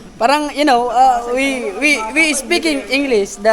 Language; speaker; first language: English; non-native, learner; Filipino